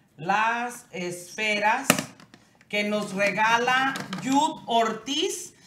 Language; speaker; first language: Spanish; native; Spanish